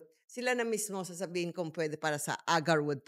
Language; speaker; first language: Filipino; native; Filipino